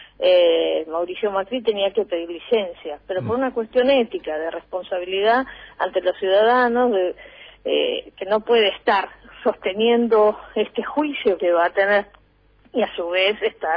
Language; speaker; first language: Spanish; native; Spanish